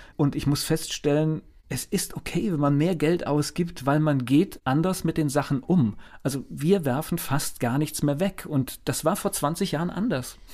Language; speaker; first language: German; native; German